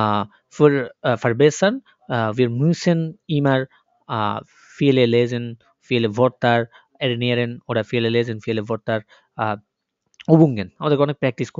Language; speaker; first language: German; non-native, learner; Bangla